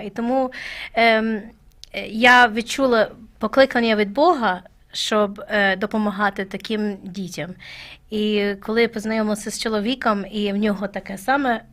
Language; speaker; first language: Ukrainian; non-native, learner; English